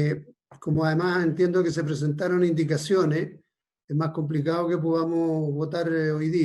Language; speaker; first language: Spanish; native; Spanish